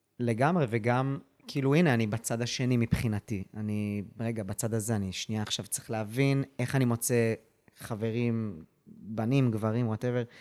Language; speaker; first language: Hebrew; early bilingual, other home language; English